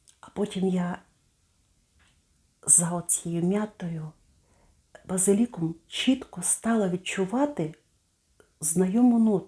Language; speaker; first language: Ukrainian; native; Ukrainian